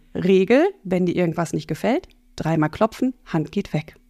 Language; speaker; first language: German; native; German